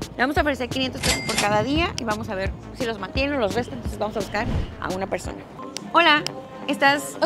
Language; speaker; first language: Spanish; native; Spanish